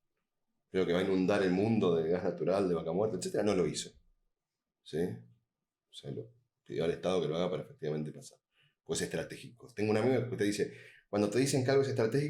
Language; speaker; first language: Spanish; native; Spanish